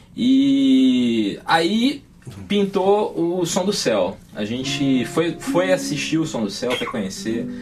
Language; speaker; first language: Portuguese; native; Portuguese